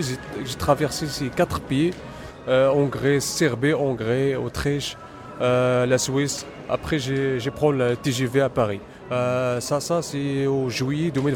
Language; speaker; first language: French; non-native, learner; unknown